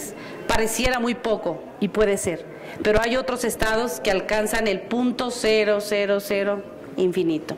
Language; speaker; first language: Spanish; native; Spanish